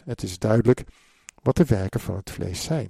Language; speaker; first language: Dutch; native; Dutch